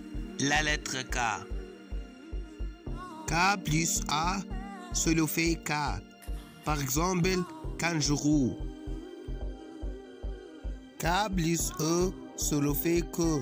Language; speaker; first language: French; non-native, fluent; Arabic